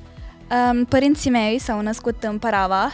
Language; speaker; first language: Romanian; early bilingual, heritage; Romanian